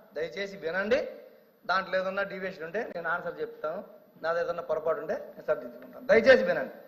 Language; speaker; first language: Telugu; native; Telugu